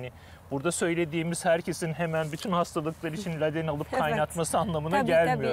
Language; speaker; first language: Turkish; native; Turkish